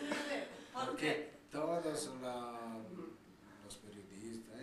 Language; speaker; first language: Spanish; non-native, learner; Italian